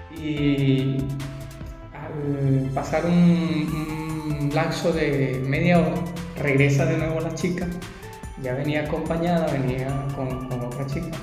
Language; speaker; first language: Spanish; native; Spanish